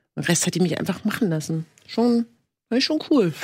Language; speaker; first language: German; native; German